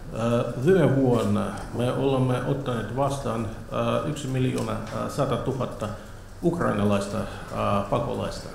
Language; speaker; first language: Finnish; non-native, fluent; Russian